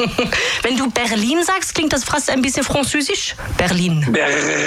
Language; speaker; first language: German; native; German